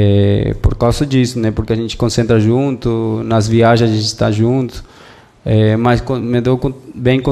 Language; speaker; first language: Portuguese; non-native, fluent; Spanish